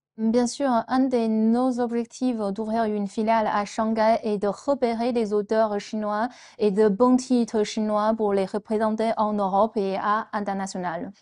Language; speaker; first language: French; non-native, fluent; Chinese